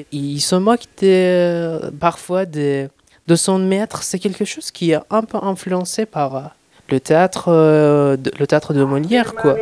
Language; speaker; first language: French; non-native, fluent; Persian